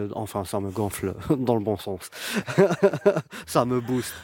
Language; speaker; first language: French; non-native, local second language; Arabic